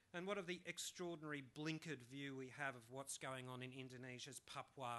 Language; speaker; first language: English; native; English